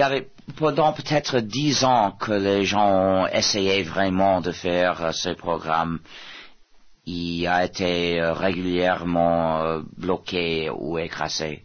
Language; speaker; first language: French; non-native, fluent; English